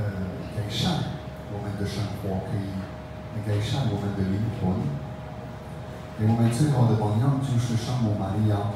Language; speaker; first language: Chinese; non-native, fluent; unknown